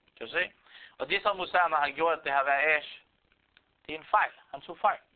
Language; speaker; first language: Danish; non-native, fluent; Arabic